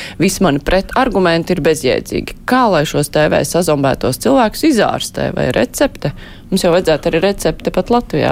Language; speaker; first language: Latvian; native; Latvian